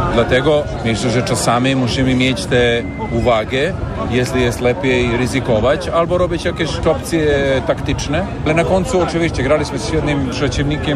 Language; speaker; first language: Polish; non-native, learner; Serbian